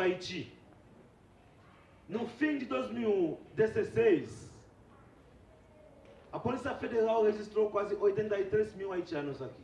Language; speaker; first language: Portuguese; non-native, fluent; Haitian Creole